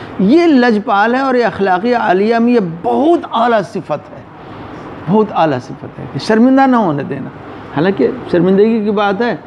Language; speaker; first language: Urdu; non-native, local second language; Punjabi